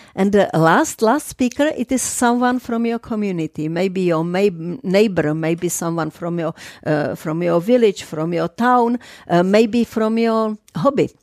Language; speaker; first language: English; non-native, fluent; Czech